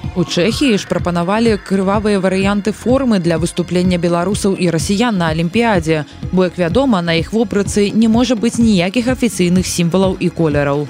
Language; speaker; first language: Belarusian; native; Belarusian